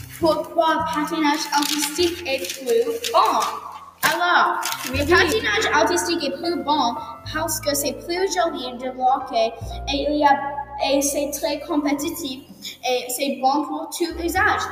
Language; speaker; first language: French; non-native, learner; English